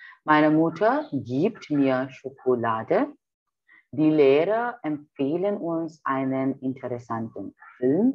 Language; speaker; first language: German; non-native, fluent; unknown